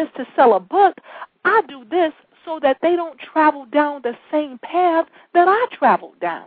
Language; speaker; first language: English; native; English